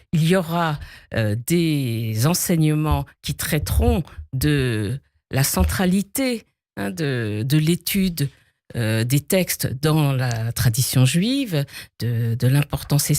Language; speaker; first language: French; native; French